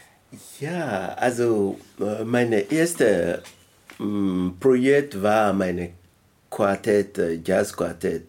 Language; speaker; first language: German; non-native, learner; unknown